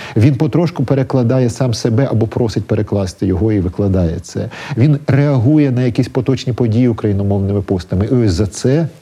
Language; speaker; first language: Ukrainian; native; Ukrainian